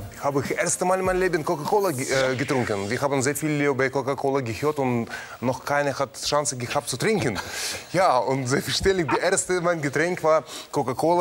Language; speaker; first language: German; non-native, learner; Russian